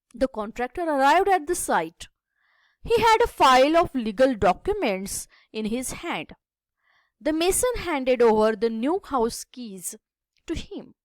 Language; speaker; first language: English; non-native, local second language; Marathi